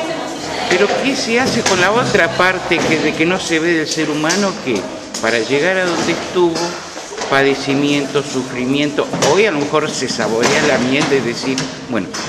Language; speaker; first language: Spanish; native; Spanish